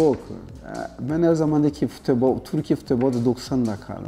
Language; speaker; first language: Turkish; non-native, learner; Portuguese